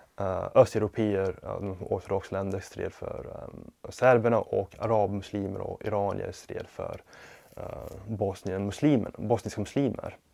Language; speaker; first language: Swedish; non-native, fluent; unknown